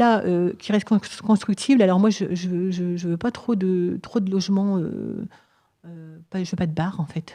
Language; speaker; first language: French; native; French